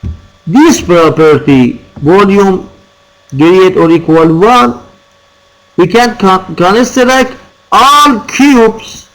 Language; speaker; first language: English; non-native, fluent; Persian